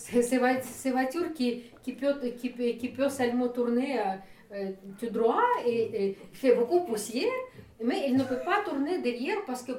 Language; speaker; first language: French; non-native, fluent; Russian